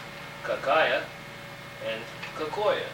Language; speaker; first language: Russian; non-native, fluent; English